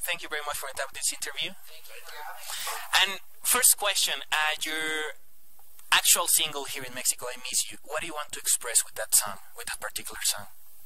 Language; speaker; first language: English; non-native, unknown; Spanish